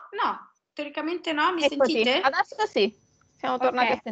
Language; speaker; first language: Italian; native; Italian